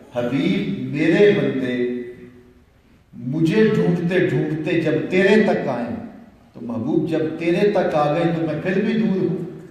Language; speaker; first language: Urdu; non-native, local second language; Punjabi